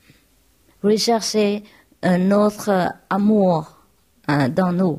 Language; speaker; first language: French; non-native, learner; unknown